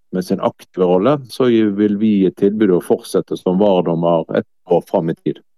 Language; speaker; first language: Norwegian; native; Norwegian